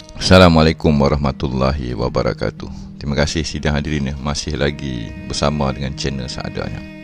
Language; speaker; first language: Malay; native; Malay